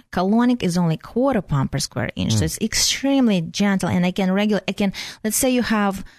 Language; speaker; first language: English; non-native, fluent; Russian